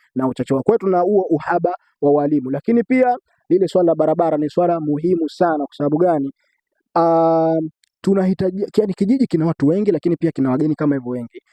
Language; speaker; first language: Swahili; native; Swahili